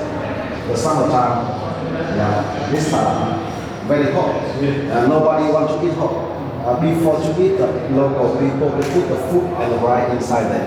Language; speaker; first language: English; non-native, fluent; Vietnamese